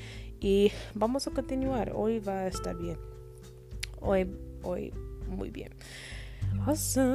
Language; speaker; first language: Spanish; non-native, learner; English